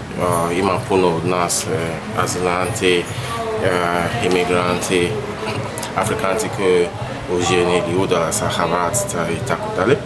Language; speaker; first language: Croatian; non-native, learner; Yoruba